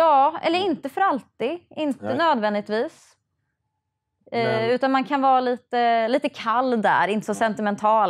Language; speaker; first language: Swedish; native; Swedish